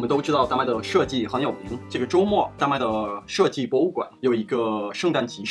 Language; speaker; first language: Chinese; non-native, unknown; Danish